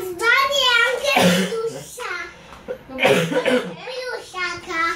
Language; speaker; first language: Italian; early bilingual, other home language; Filipino